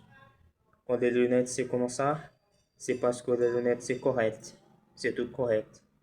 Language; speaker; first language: French; non-native, learner; Portuguese